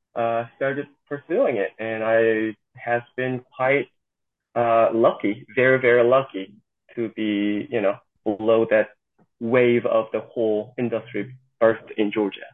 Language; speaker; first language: English; non-native, fluent; Korean